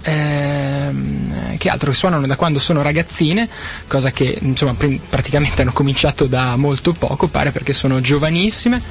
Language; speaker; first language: Italian; native; Italian